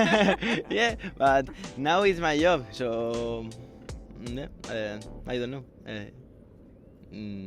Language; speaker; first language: English; non-native, fluent; Spanish